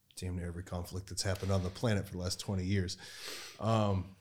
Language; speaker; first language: English; native; English